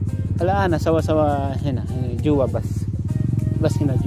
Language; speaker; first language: Arabic; non-native, learner; Filipino